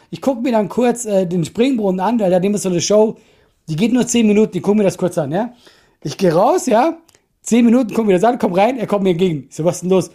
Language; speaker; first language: German; non-native, fluent; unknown